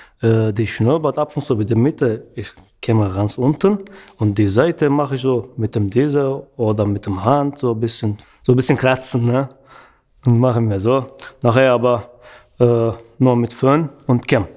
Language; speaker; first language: German; non-native, learner; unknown